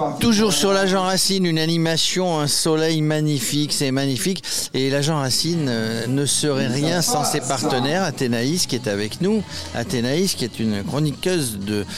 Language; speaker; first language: French; native; French